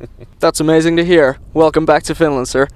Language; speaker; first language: English; non-native, fluent; Finnish